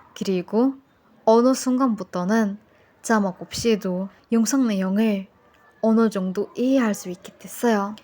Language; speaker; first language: Korean; non-native, fluent; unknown